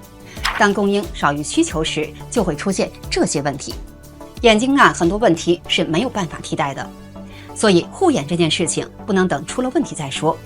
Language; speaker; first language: Chinese; native; Chinese